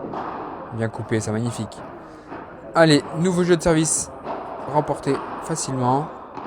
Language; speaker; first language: French; native; French